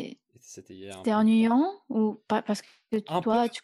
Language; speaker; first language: French; non-native, fluent; English